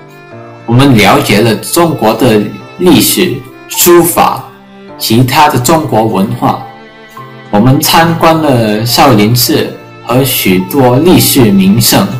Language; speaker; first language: Chinese; early bilingual, heritage; English